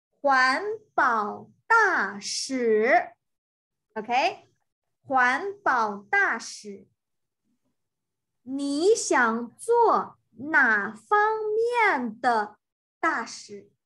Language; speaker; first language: Chinese; non-native, fluent; English